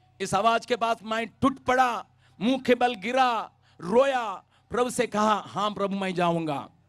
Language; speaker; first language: Hindi; non-native, local second language; Tamil